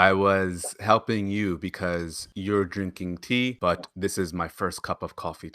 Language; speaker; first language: English; native; English